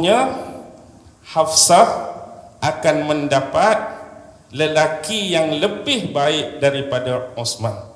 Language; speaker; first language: Malay; native; Malay